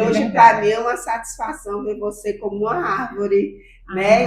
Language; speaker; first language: Portuguese; native; Portuguese